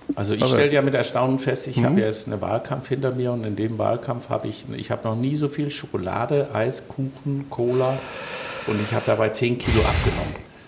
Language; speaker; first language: German; non-native, fluent; Danish